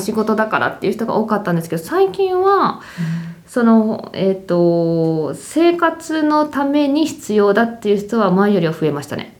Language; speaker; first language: Japanese; native; Japanese